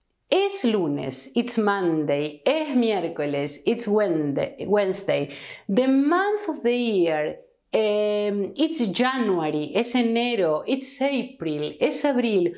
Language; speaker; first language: English; non-native, fluent; Spanish